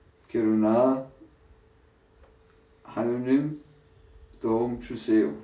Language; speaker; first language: Korean; non-native, learner; German